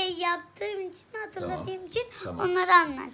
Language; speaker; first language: Turkish; native; Turkish